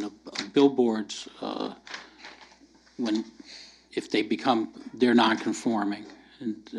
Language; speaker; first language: English; native; English